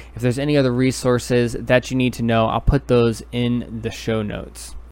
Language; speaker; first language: English; native; English